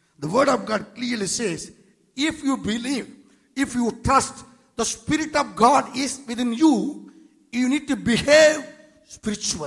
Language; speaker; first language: English; non-native, local second language; Tamil